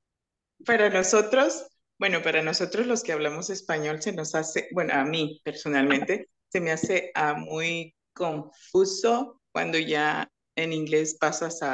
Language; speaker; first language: Spanish; early bilingual, other home language; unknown